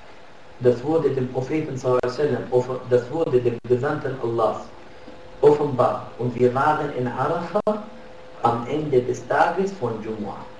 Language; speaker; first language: German; non-native, fluent; Arabic